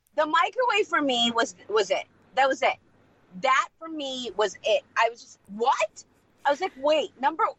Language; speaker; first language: English; non-native, fluent; Russian